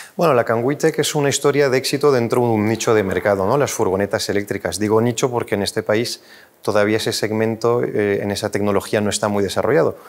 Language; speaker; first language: Spanish; non-native, fluent; French